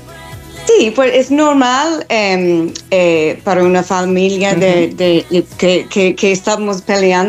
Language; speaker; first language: Spanish; non-native, fluent; English